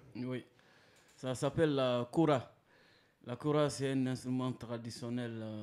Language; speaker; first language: French; non-native, local second language; Mandingo